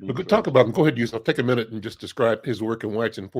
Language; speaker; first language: English; native; English